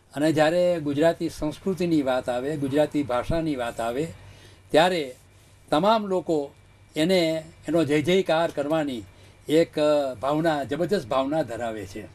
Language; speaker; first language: Gujarati; native; Gujarati